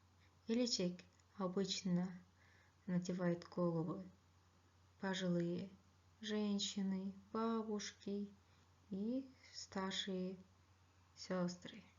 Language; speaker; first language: Russian; non-native, fluent; Kyrgyz